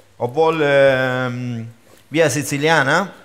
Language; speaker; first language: German; non-native, learner; Italian